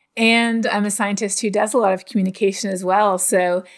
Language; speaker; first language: English; native; English